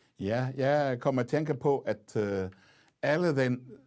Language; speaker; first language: Danish; non-native, fluent; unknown